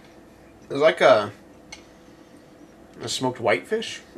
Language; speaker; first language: English; native; English